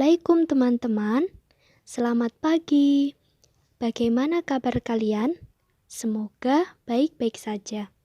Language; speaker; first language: Indonesian; native; Indonesian